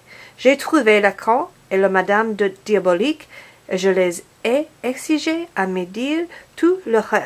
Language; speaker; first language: French; non-native, learner; English